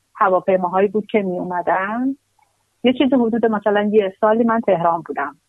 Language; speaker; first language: Persian; native; Persian